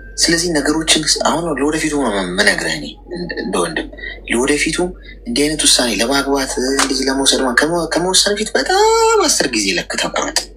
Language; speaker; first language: Amharic; native; Amharic